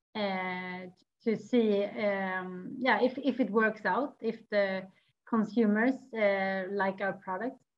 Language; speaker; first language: English; non-native, fluent; Swedish